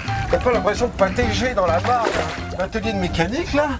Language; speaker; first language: French; native; French